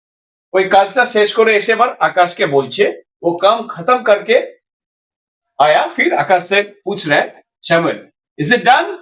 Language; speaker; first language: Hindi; non-native, local second language; Bangla